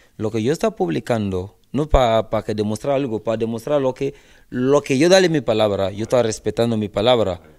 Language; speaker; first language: Spanish; non-native, learner; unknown